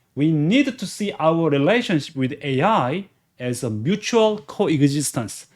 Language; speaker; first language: English; non-native, fluent; Korean